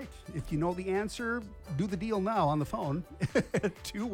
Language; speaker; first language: English; native; English